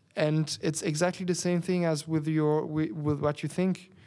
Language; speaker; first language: English; non-native, fluent; French